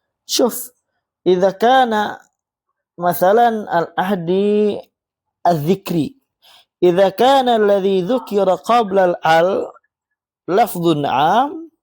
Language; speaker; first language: Arabic; non-native, fluent; Indonesian